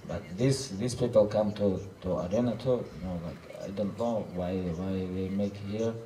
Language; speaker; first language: English; non-native, learner; Russian